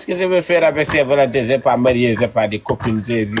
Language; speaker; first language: French; non-native, local second language; Bambara